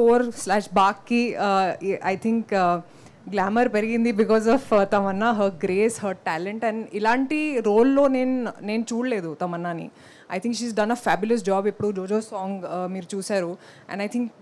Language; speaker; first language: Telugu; non-native, local second language; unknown